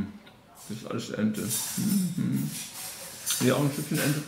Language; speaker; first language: German; native; German